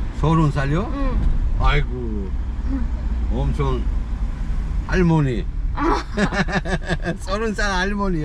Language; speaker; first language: Korean; non-native, learner; Uzbek